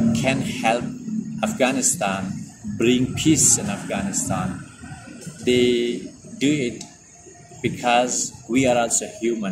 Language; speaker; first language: English; non-native, fluent; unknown